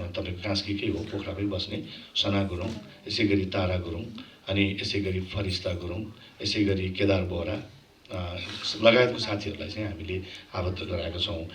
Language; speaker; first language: Nepali; non-native, local second language; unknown